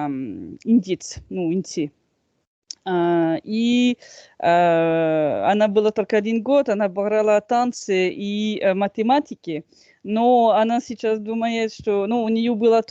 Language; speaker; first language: Russian; non-native, fluent; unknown